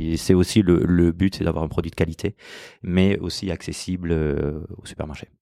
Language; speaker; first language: French; native; French